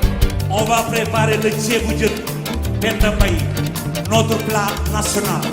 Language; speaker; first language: French; non-native, local second language; Wolof